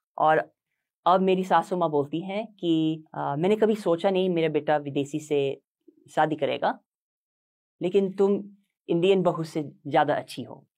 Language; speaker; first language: Hindi; non-native, fluent; English